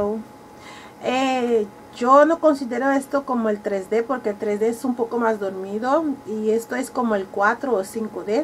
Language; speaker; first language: Spanish; early bilingual, heritage; Spanish